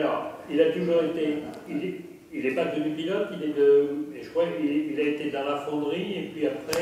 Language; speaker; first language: French; native; French